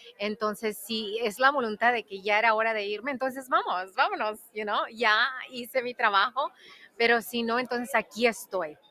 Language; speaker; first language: Spanish; native; Spanish